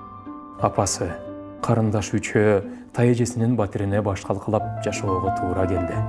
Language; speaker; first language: Kyrgyz; native; Kyrgyz